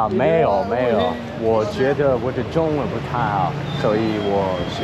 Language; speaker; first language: Chinese; non-native, learner; English